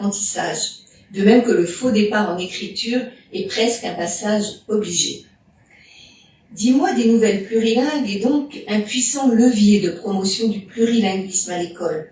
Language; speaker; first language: French; native; French